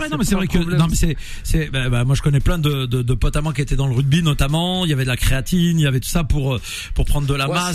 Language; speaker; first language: French; native; French